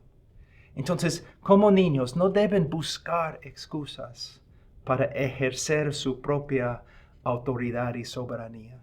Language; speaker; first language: Spanish; non-native, fluent; English